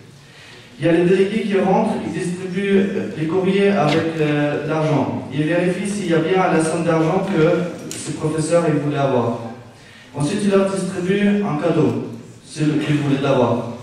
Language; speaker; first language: French; non-native, fluent; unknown